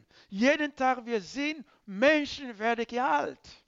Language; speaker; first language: German; non-native, learner; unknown